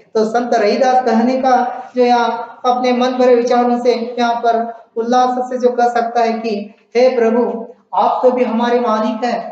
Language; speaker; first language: Hindi; non-native, local second language; Kannada